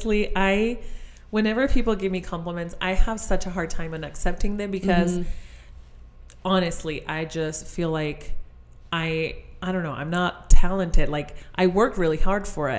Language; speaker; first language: English; non-native, fluent; Spanish